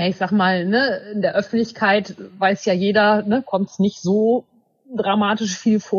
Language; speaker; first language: German; native; German